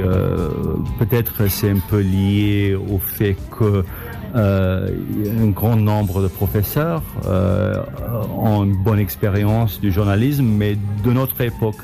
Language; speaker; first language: French; non-native, fluent; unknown